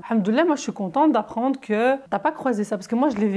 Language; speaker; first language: French; native; French